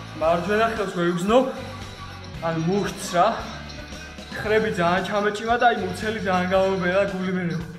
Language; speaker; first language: Georgian; native; Georgian